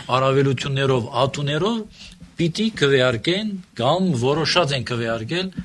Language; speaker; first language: Armenian; early bilingual, heritage; Armenian